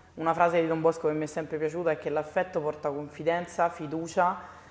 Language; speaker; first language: Italian; native; Italian